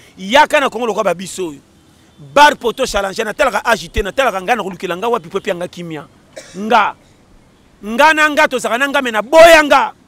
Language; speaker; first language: Lingala; non-native, local second language; Kongo